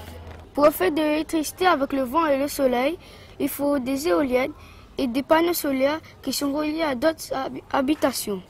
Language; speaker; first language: French; native; French